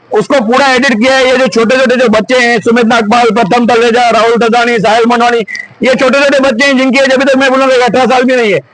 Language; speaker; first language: Hindi; non-native, local second language; Sindhi